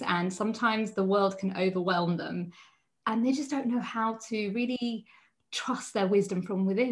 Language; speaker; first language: English; native; English